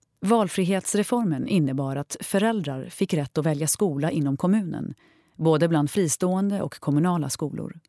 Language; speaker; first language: Swedish; native; Swedish